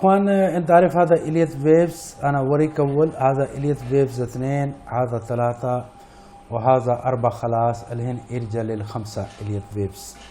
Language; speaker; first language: Arabic; non-native, learner; Urdu